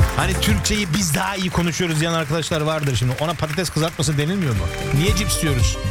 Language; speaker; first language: Turkish; early bilingual, heritage; Turkish